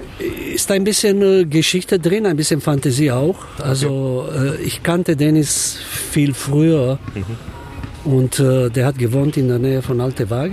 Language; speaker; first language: German; non-native, fluent; Romanian